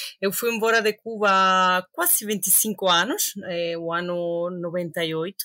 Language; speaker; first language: Portuguese; non-native, fluent; Spanish